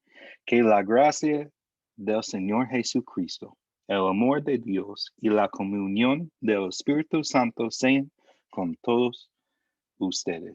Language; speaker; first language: Spanish; non-native, fluent; English